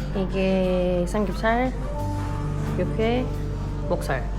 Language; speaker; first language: Korean; non-native, fluent; Ukrainian